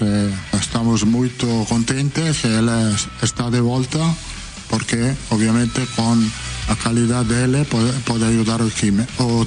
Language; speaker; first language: Portuguese; non-native, fluent; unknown